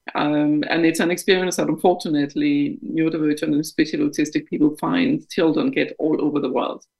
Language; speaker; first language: English; non-native, fluent; Danish